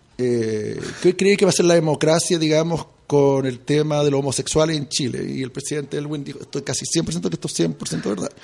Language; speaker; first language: Spanish; early bilingual, heritage; Spanish